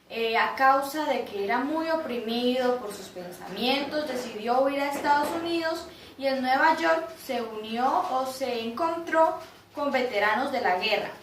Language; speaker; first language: Spanish; native; Spanish